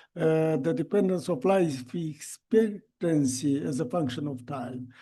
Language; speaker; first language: English; non-native, fluent; Romanian